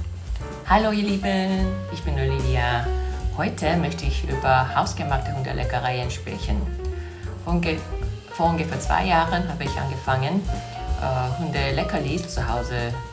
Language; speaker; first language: German; non-native, fluent; Korean